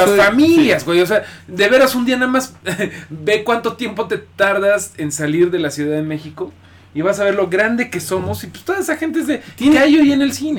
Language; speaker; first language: Spanish; native; Spanish